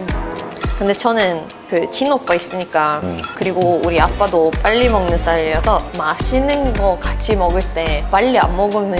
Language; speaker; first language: Korean; non-native, fluent; Swedish